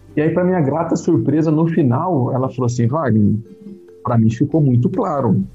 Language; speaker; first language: Portuguese; native; Portuguese